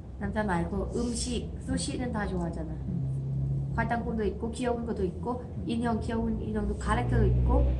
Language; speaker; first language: Korean; non-native, learner; Thai